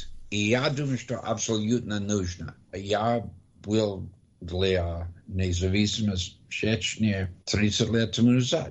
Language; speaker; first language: Russian; non-native, learner; English